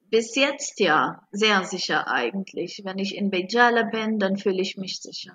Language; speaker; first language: German; non-native, fluent; Arabic